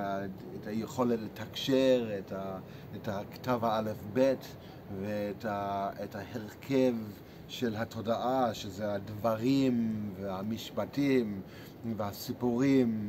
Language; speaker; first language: Hebrew; non-native, fluent; English